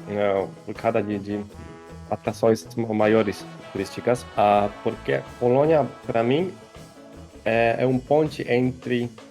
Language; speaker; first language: Portuguese; non-native, fluent; Polish